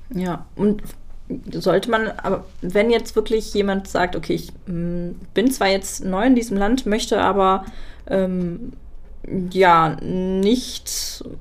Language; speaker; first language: German; native; German